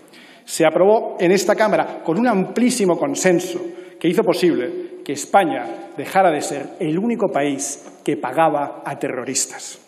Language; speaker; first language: Spanish; native; Spanish